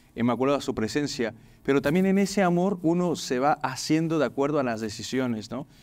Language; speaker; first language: Spanish; native; Spanish